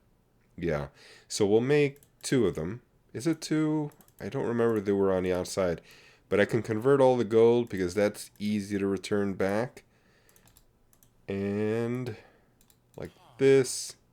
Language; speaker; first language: English; native; English